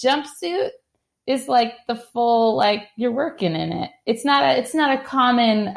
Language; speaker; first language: English; native; English